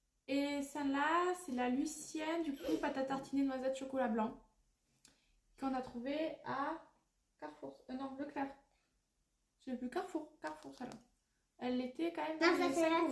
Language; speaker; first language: French; native; French